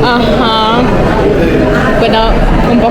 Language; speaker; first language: Spanish; non-native, learner; Polish